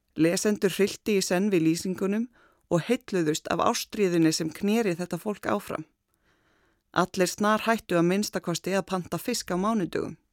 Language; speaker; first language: Icelandic; native; Icelandic